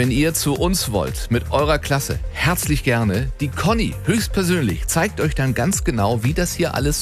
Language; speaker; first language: German; native; German